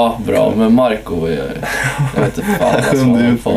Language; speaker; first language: Swedish; native; Swedish